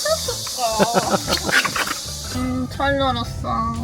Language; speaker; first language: Korean; non-native, learner; Russian